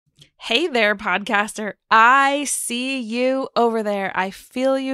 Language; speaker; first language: English; native; English